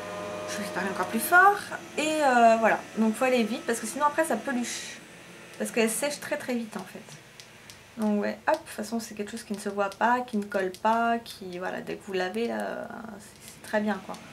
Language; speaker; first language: French; native; French